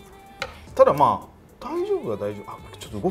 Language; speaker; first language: Japanese; native; Japanese